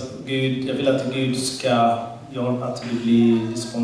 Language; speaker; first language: Swedish; non-native, learner; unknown